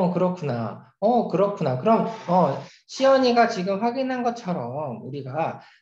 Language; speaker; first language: Korean; native; Korean